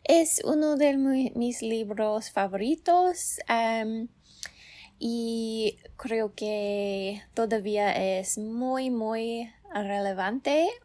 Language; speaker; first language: Spanish; non-native, learner; English